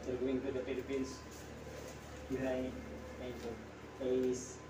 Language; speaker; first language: English; non-native, learner; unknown